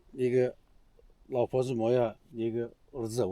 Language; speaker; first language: Chinese; non-native, local second language; Kazakh